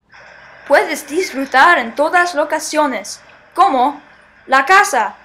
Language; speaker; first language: Spanish; non-native, learner; English